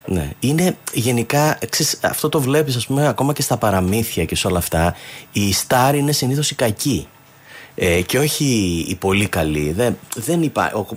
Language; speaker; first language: Greek; native; Greek